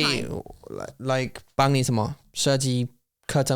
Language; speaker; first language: Chinese; non-native, learner; English